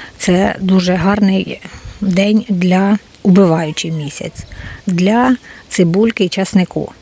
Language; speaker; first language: Ukrainian; non-native, local second language; Russian